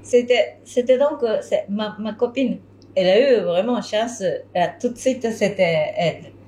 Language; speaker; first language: French; non-native, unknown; Japanese